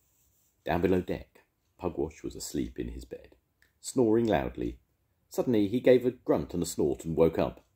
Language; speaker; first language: English; native; English